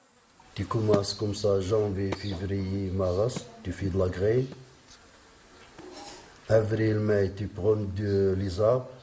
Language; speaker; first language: French; non-native, learner; Arabic